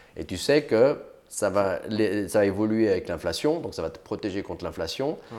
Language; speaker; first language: French; early bilingual, other home language; Portuguese